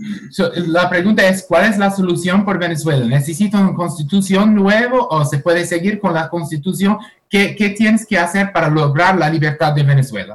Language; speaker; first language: Spanish; non-native, learner; English